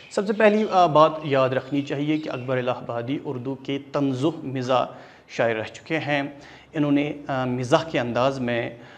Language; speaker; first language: Urdu; non-native, local second language; Kashmiri